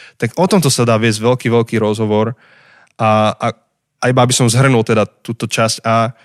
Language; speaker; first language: Slovak; native; Slovak